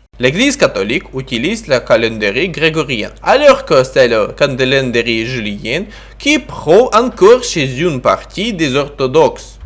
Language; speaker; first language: French; non-native, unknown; Ukrainian